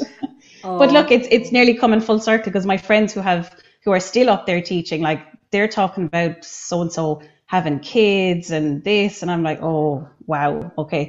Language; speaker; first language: English; native; English